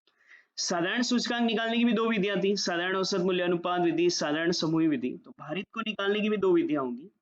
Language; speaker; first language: Hindi; native; Hindi